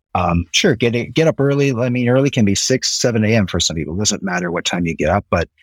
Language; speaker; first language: English; native; English